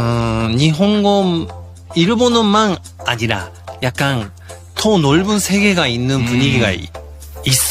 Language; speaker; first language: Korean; non-native, learner; Japanese